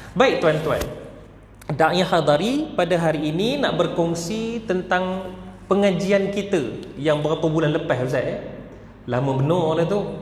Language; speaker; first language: Malay; native; Malay